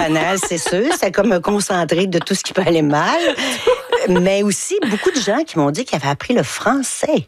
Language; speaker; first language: French; native; French